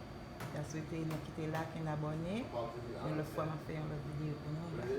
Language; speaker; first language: French; non-native, local second language; Haitian Creole